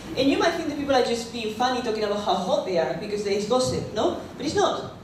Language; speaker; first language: English; non-native, fluent; Spanish